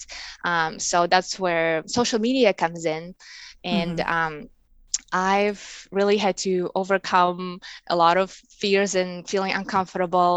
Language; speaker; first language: English; non-native, fluent; Russian